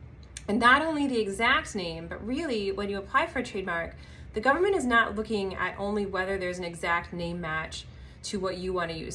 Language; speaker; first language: English; native; English